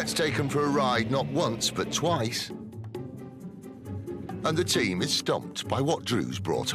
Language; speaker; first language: English; native; English